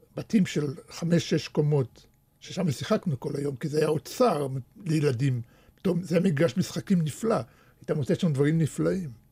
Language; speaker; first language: Hebrew; early bilingual, other home language; Russian